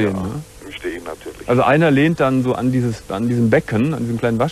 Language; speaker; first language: German; native; German